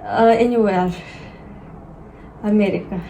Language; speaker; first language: English; non-native, learner; Russian